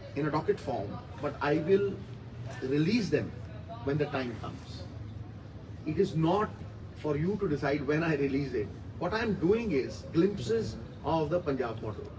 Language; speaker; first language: English; non-native, local second language; Punjabi